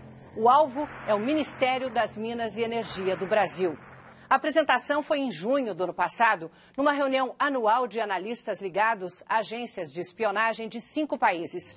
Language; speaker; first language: Portuguese; native; Portuguese